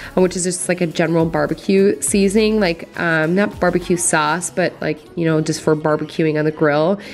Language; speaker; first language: English; native; English